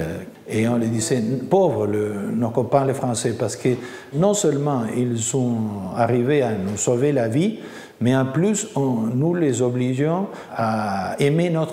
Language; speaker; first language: French; non-native, fluent; Spanish